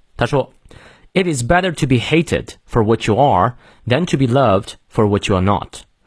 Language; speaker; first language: English; non-native, fluent; Chinese